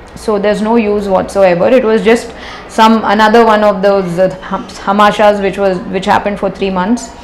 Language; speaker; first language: English; non-native, local second language; Telugu